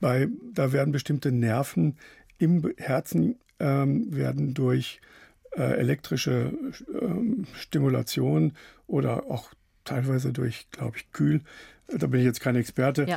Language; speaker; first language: German; native; German